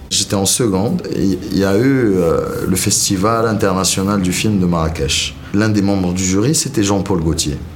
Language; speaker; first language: French; non-native, local second language; Arabic